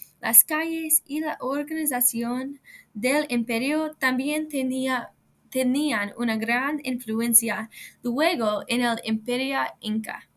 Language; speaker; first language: Spanish; non-native, learner; English